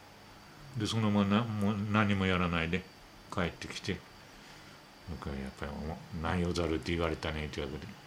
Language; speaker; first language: Japanese; native; Japanese